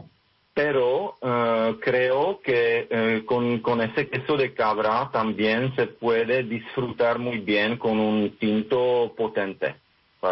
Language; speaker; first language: Spanish; non-native, fluent; Czech